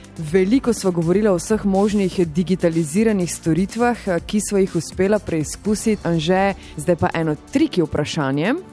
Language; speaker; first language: Slovenian; native; Slovenian